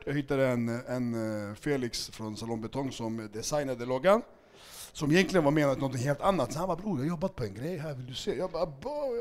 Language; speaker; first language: Swedish; early bilingual, other home language; Serbian